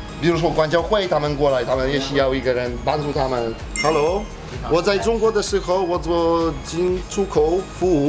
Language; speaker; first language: Chinese; non-native, fluent; Polish